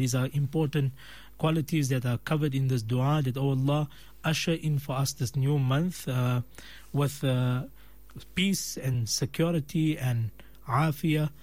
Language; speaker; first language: English; native; English